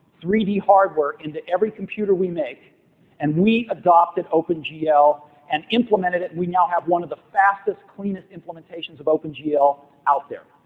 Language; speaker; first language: English; native; English